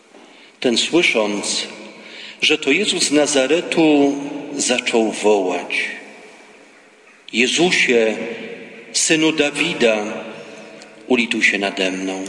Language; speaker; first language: Polish; native; Polish